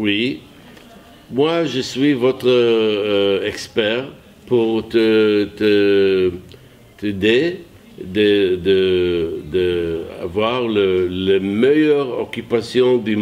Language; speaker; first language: French; non-native, learner; Hebrew